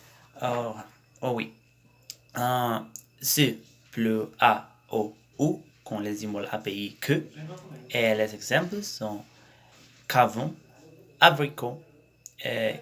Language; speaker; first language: French; non-native, learner; Spanish